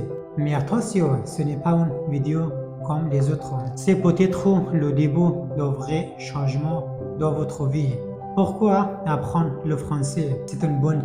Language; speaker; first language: French; non-native, fluent; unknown